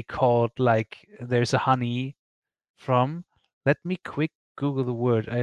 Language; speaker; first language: English; non-native, fluent; German